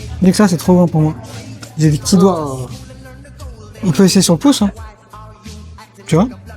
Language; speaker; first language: French; native; French